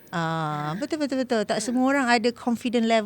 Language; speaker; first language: Malay; native; Malay